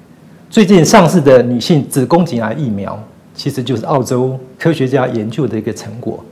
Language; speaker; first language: Chinese; native; Chinese